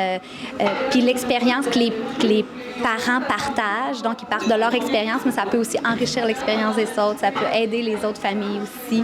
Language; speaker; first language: French; native; French